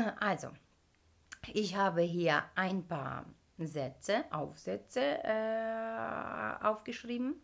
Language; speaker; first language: German; non-native, fluent; Ukrainian